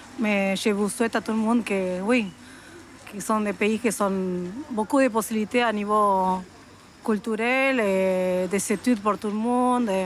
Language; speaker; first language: French; non-native, fluent; Spanish